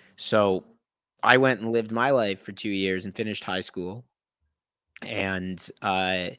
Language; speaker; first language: English; native; English